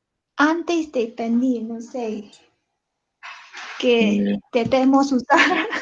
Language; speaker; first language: Spanish; non-native, learner; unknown